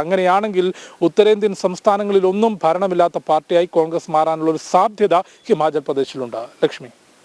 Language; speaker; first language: Malayalam; native; Malayalam